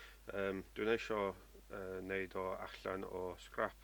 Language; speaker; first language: Welsh; non-native, learner; English